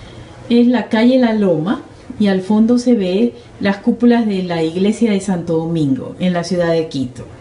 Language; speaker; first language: Spanish; native; Spanish